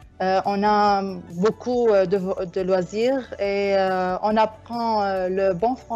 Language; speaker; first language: French; non-native, learner; Arabic